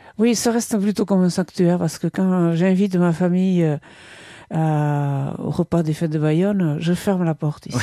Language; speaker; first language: French; non-native, local second language; Basque